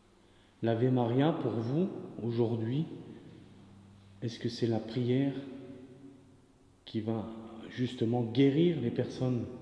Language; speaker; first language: French; native; French